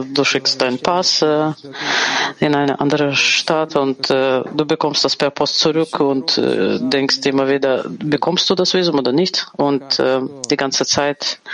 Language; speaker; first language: German; non-native, fluent; Portuguese